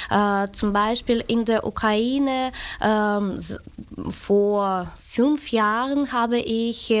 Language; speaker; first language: German; non-native, fluent; Ukrainian